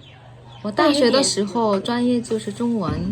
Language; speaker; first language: Chinese; non-native, fluent; Korean